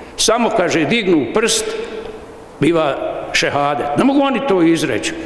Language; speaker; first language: Bosnian; native; Bosnian